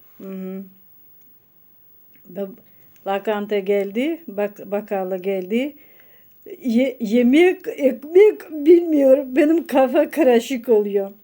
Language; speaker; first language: Turkish; non-native, learner; Russian